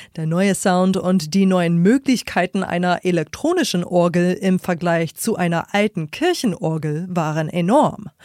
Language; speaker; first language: German; native; German